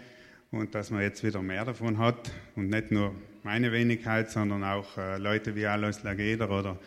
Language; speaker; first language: German; native; German